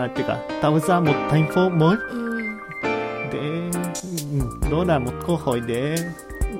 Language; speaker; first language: Vietnamese; non-native, learner; Japanese